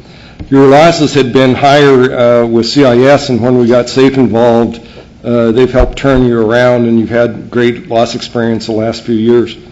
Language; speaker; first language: English; native; English